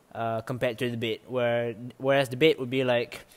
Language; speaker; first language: English; non-native, local second language; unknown